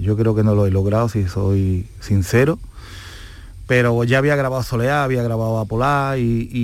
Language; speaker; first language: Spanish; native; Spanish